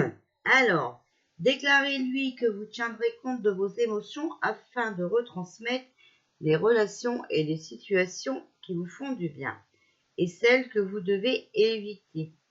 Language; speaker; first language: French; native; French